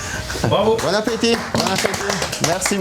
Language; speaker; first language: French; non-native, learner; Italian